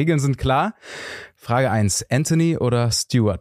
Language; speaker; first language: German; native; German